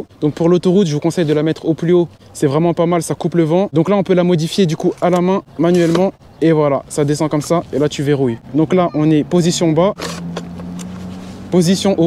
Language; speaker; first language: French; native; French